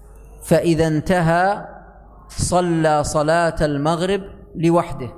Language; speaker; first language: Arabic; native; Arabic